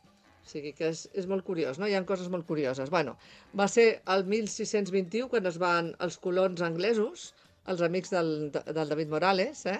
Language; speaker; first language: Catalan; native; Catalan